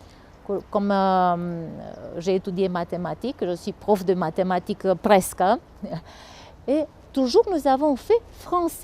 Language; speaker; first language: French; non-native, fluent; Romanian